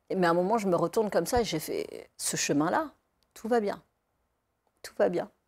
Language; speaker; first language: French; native; French